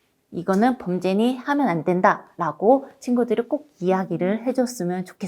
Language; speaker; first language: Korean; native; Korean